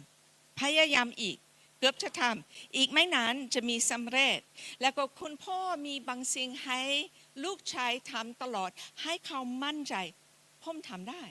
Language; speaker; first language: Thai; non-native, fluent; English